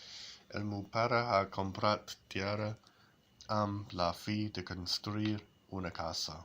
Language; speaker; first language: Catalan; non-native, learner; English